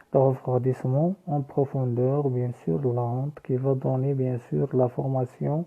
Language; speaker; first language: French; non-native, local second language; Arabic